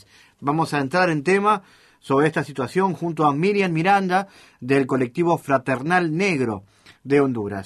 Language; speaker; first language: Spanish; native; Spanish